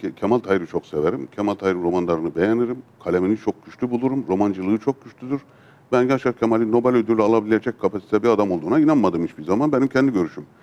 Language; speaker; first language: Turkish; native; Turkish